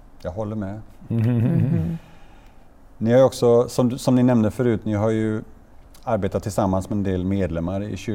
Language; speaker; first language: Swedish; native; Swedish